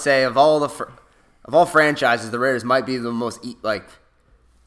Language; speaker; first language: English; native; English